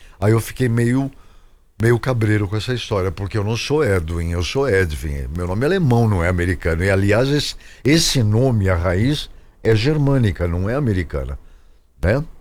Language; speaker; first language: Portuguese; native; Portuguese